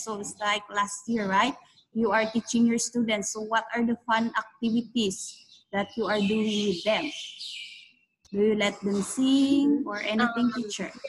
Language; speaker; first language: English; non-native, fluent; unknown